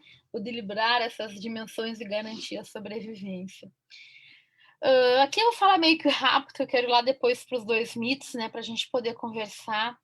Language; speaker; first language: Portuguese; native; Portuguese